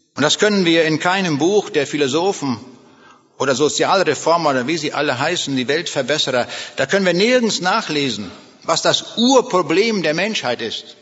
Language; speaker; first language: German; native; German